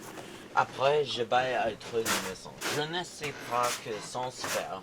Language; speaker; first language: French; non-native, learner; English